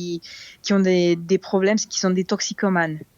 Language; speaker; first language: French; non-native, fluent; Serbian